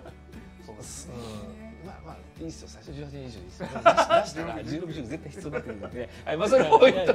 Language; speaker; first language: Japanese; native; Japanese